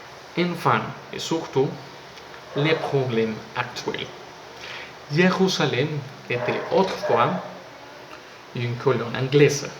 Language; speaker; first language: French; non-native, learner; Spanish